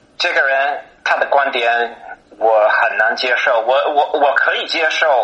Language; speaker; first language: Chinese; non-native, fluent; English